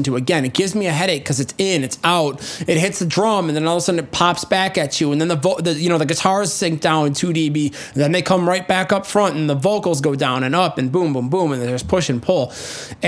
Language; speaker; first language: English; native; English